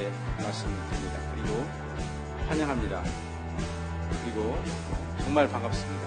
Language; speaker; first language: Korean; native; Korean